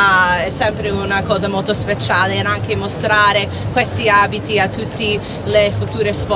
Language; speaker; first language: Italian; non-native, fluent; English